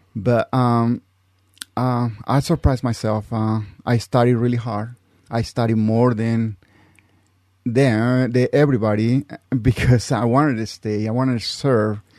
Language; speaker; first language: English; non-native, fluent; Spanish